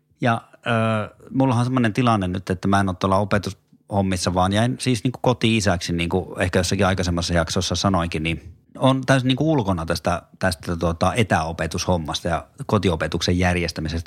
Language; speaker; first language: Finnish; native; Finnish